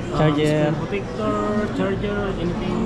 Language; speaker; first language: English; non-native, local second language; Filipino